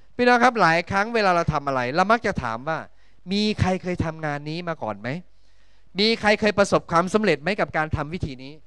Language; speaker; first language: Thai; native; Thai